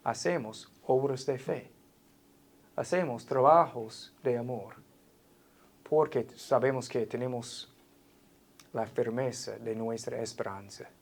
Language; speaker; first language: Spanish; non-native, fluent; English